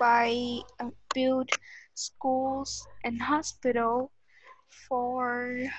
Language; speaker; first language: English; non-native, learner; Vietnamese